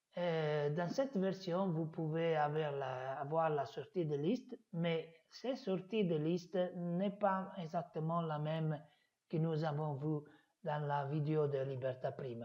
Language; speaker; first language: French; non-native, fluent; Italian